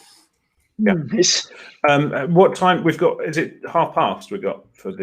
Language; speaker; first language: English; native; English